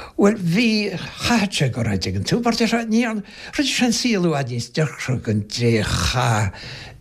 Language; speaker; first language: Irish; native; Irish